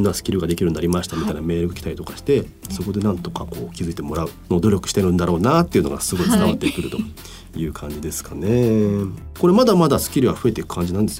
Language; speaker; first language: Japanese; native; Japanese